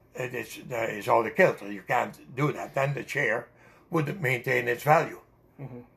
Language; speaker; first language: English; non-native, fluent; Dutch